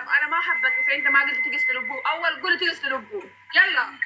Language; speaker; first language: Arabic; non-native, learner; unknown